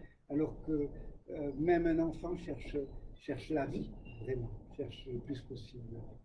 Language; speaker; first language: French; native; French